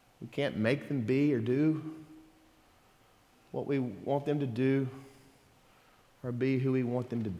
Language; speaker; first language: English; native; English